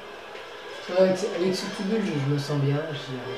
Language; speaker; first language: French; native; French